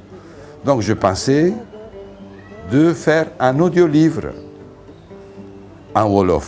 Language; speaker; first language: French; non-native, fluent; Italian